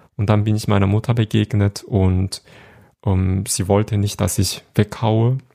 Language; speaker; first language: German; non-native, fluent; Korean